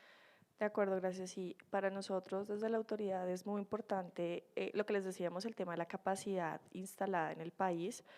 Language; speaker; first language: Spanish; native; Spanish